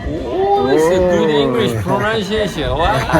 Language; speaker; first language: English; non-native, learner; Korean